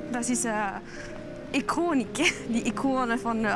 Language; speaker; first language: German; non-native, learner; French